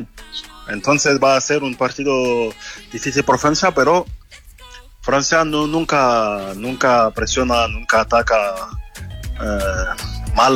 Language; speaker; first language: Spanish; non-native, fluent; French